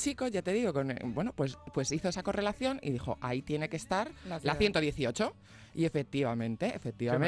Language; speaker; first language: Spanish; native; Spanish